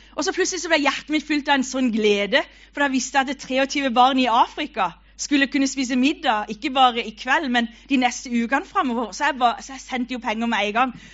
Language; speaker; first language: Norwegian; native; Norwegian